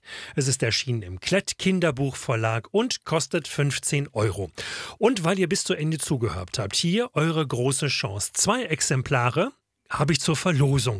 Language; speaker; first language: German; native; German